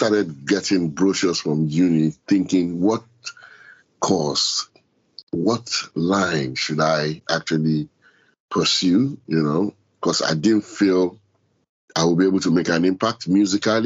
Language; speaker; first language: English; non-native, local second language; Yoruba